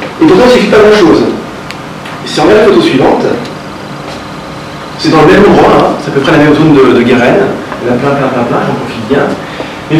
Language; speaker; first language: French; native; French